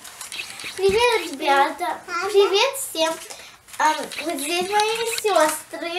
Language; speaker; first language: Russian; early bilingual, heritage; Russian